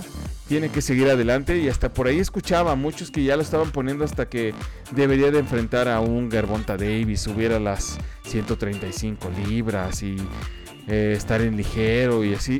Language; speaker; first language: Spanish; native; Spanish